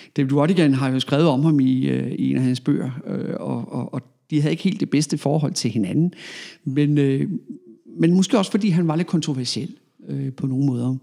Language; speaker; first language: Danish; native; Danish